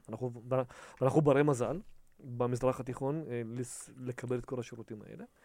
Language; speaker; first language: Hebrew; early bilingual, other home language; Russian